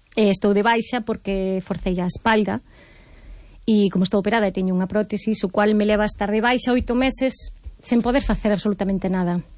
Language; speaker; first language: Galician; native; Galician